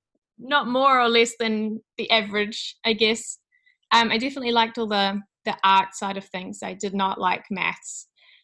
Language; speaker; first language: English; native; English